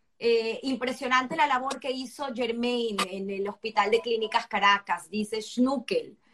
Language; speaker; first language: Spanish; native; Spanish